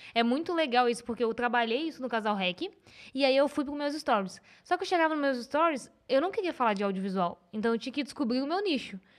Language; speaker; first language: Portuguese; native; Portuguese